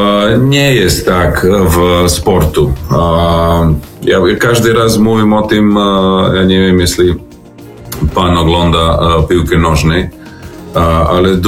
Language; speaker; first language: Polish; non-native, learner; Serbian